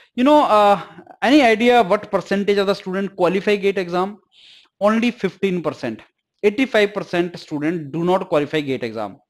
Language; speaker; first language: English; non-native, local second language; Hindi